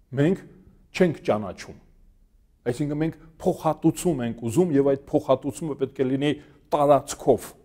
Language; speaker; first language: Armenian; native; Armenian